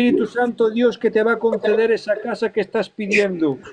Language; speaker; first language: Spanish; native; Spanish